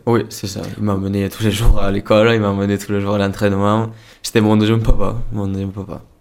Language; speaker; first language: French; non-native, fluent; Spanish